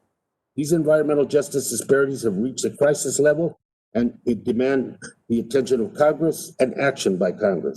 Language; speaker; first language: English; native; English